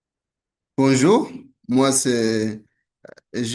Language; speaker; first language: French; non-native, local second language; Rundi